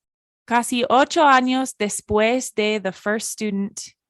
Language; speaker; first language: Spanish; non-native, fluent; English